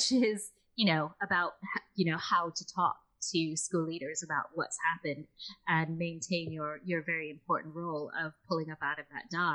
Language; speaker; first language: English; native; English